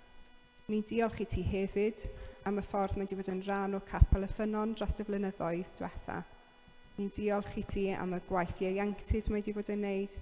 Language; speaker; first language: Welsh; native; Welsh